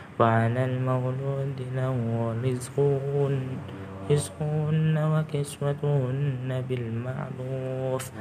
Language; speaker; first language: Arabic; non-native, learner; Indonesian